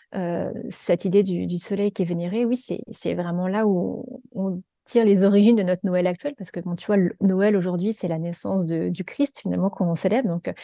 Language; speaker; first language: French; native; French